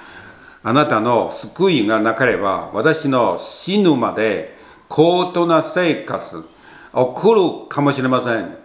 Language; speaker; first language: Japanese; non-native, learner; Chinese